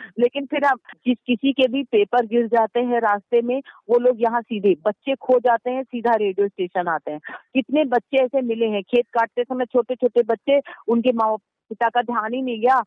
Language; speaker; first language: Hindi; native; Hindi